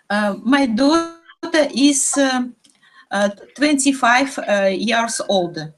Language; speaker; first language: English; non-native, learner; Russian